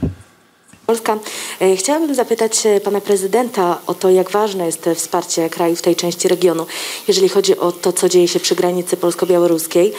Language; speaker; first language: Polish; native; Polish